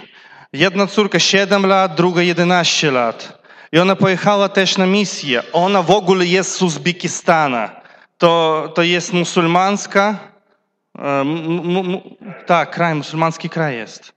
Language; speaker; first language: Polish; non-native, learner; Russian